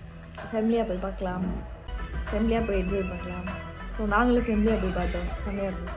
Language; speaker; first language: Tamil; native; Tamil